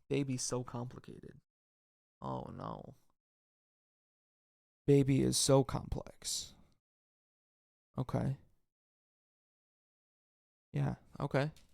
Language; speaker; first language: English; native; English